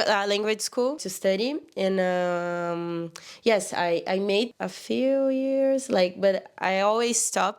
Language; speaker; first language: English; non-native, learner; Portuguese